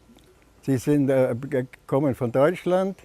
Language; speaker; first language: German; early bilingual, heritage; German